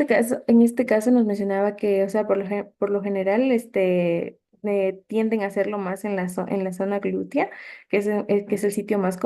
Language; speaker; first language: Spanish; native; Spanish